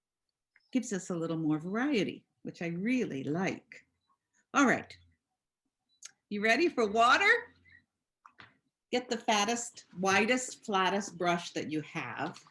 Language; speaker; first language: English; native; English